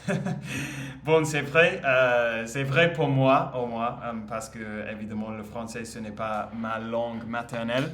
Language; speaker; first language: French; non-native, learner; English